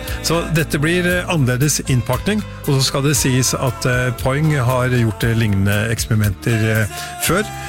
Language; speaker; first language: Norwegian; native; Norwegian